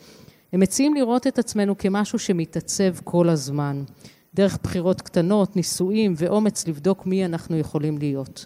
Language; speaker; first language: Hebrew; native; Hebrew